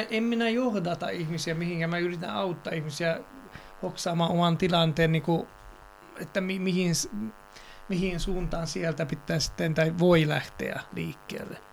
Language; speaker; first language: Finnish; non-native, fluent; Serbian